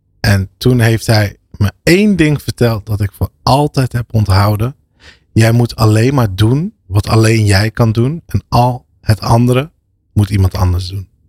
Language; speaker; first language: Dutch; early bilingual, other home language; Arabic